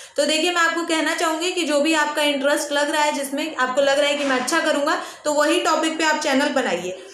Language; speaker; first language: Hindi; native; Hindi